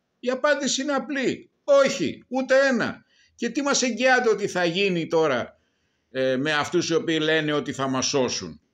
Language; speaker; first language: Greek; native; Greek